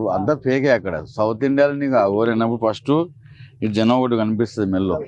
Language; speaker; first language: Telugu; native; Telugu